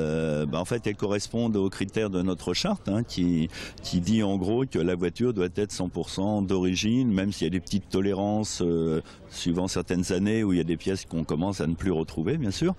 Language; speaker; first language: French; native; French